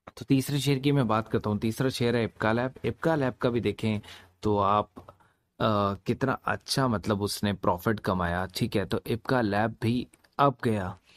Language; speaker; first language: Hindi; native; Hindi